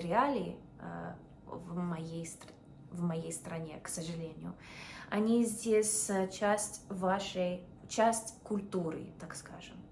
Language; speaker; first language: Russian; non-native, fluent; English